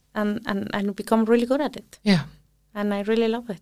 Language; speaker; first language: English; early bilingual, other home language; Spanish